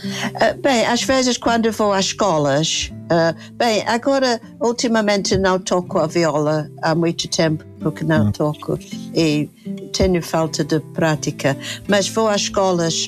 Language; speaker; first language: Portuguese; non-native, fluent; English